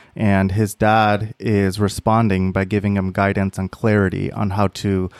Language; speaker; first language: English; native; English